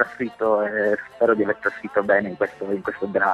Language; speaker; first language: Italian; native; Italian